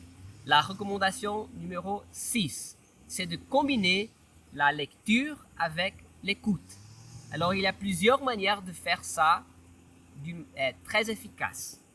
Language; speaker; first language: French; non-native, fluent; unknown